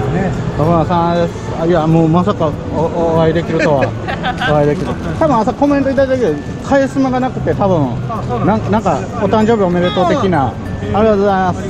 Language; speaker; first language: Japanese; native; Japanese